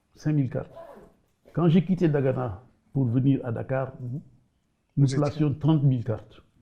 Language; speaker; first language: French; non-native, local second language; Wolof